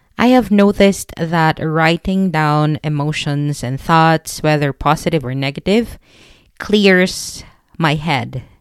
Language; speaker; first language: English; non-native, local second language; Filipino